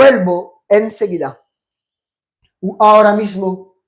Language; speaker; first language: Spanish; non-native, fluent; French